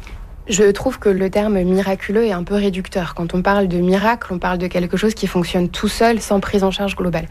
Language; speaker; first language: French; native; French